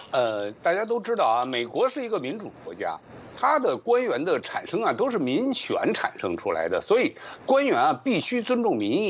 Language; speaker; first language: Chinese; native; Chinese